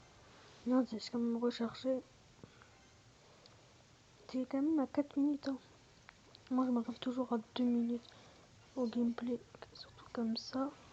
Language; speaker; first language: French; native; French